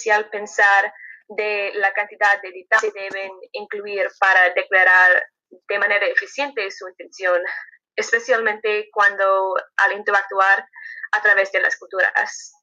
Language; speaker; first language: Spanish; non-native, learner; English